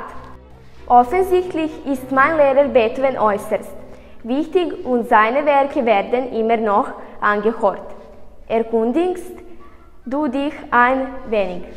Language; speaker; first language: German; non-native, learner; Serbian